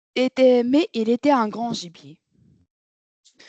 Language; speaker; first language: French; non-native, learner; Arabic